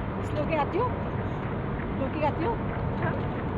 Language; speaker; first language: English; non-native, learner; Filipino